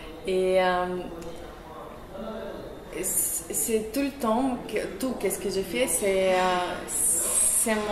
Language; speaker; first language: French; non-native, learner; Russian